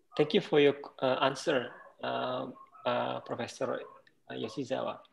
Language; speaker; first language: English; non-native, fluent; Indonesian